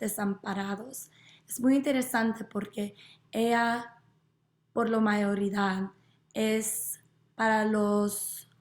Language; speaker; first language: Spanish; non-native, learner; English